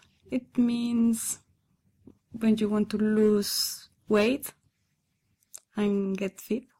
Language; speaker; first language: English; non-native, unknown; Spanish